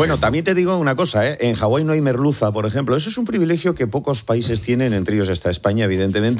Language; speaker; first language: Spanish; native; Spanish